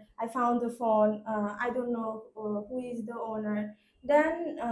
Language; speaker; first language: English; non-native, learner; Bangla